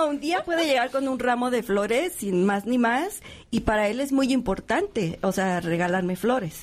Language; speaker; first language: Spanish; native; Spanish